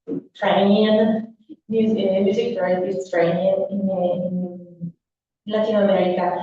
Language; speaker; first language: English; non-native, learner; Spanish